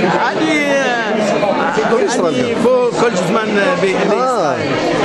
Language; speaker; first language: Hebrew; non-native, local second language; Arabic